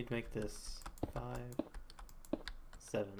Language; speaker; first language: English; native; English